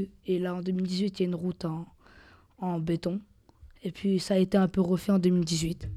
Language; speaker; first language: French; native; French